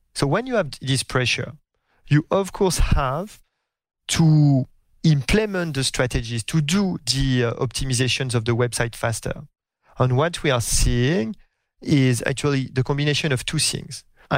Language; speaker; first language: English; non-native, fluent; French